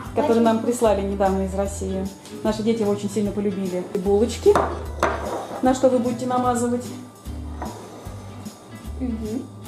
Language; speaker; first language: Russian; native; Russian